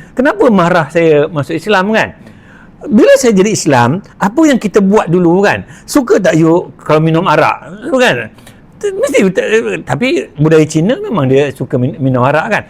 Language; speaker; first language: Malay; non-native, local second language; Min Nan Chinese